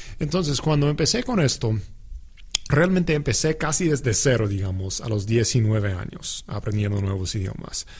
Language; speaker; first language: Spanish; non-native, fluent; English